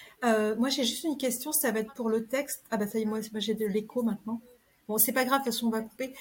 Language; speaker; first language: French; native; French